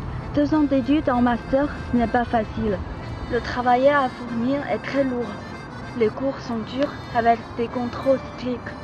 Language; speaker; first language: French; non-native, fluent; Chinese